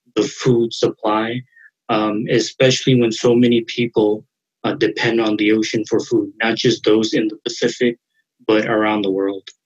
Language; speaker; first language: English; native; English